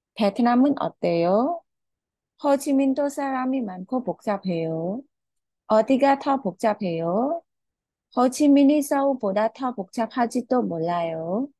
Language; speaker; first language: Korean; non-native, fluent; Khmer